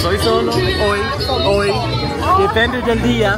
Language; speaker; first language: Spanish; non-native, fluent; Swedish